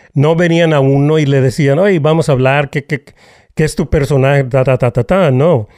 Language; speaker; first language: Spanish; early bilingual, heritage; Spanish